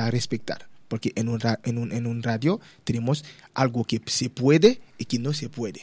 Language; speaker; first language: Spanish; non-native, learner; Haitian Creole